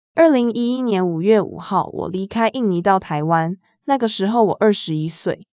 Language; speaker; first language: Chinese; non-native, fluent; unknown